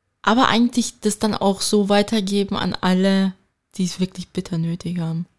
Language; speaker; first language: German; early bilingual, other home language; Turkish